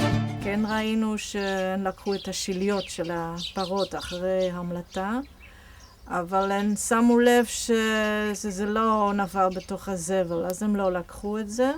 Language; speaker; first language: Hebrew; non-native, fluent; Dutch